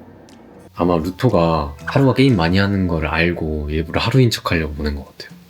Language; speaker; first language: Korean; native; Korean